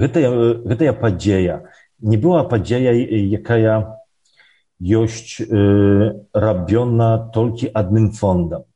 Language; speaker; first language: Belarusian; early bilingual, heritage; Belarusian